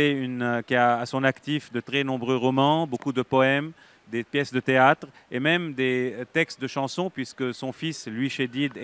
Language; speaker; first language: French; native; French